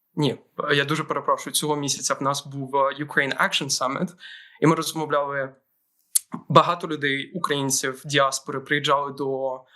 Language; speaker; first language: Ukrainian; native; Ukrainian